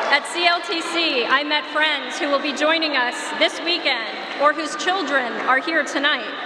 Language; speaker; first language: English; native; English